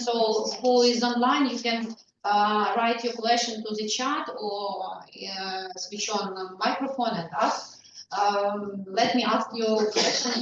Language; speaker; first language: English; non-native, learner; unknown